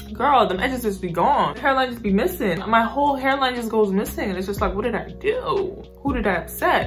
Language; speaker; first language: English; native; English